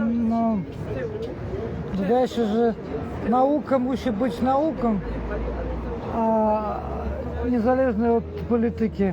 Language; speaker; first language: Polish; non-native, learner; Russian